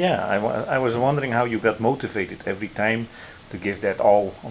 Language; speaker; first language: English; native; English